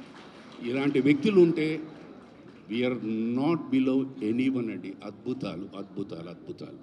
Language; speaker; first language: Telugu; native; Telugu